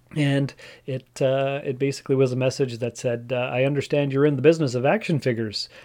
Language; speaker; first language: English; early bilingual, other home language; Dutch